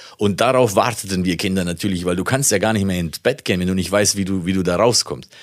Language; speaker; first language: German; non-native, fluent; Italian